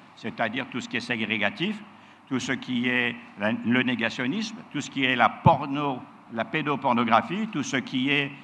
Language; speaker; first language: French; native; French